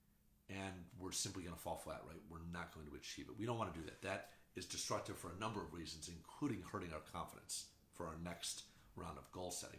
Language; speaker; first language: English; native; English